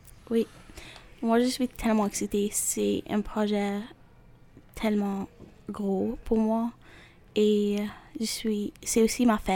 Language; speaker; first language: French; non-native, fluent; Arabic